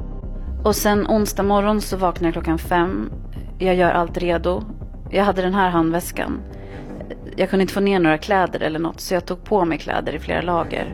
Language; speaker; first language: Swedish; early bilingual, other home language; Arabic